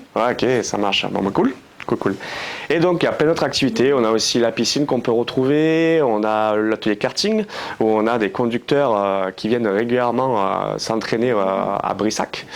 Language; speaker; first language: French; native; French